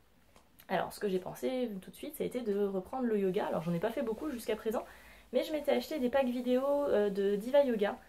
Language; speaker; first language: French; native; French